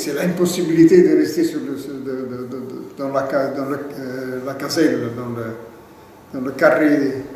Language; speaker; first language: French; non-native, fluent; Italian